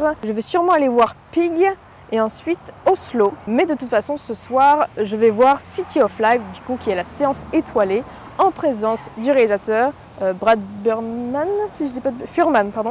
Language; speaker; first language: French; native; French